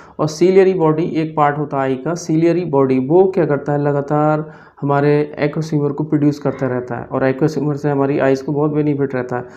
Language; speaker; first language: Hindi; native; Hindi